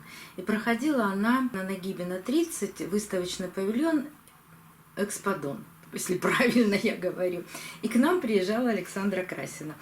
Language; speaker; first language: Russian; native; Russian